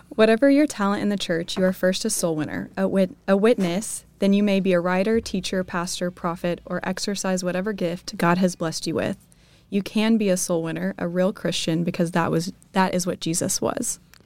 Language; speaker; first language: English; native; English